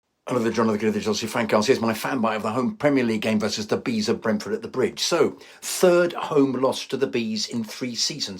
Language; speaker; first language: English; native; English